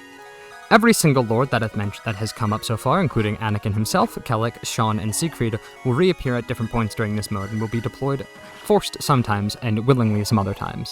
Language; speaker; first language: English; native; English